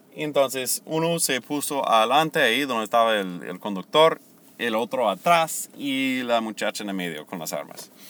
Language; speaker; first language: Spanish; non-native, fluent; English